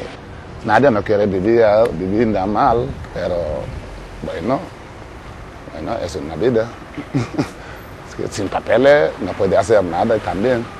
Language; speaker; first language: Spanish; non-native, learner; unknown